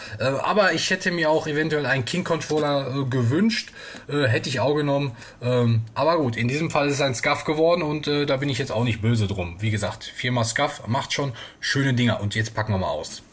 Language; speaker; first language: German; native; German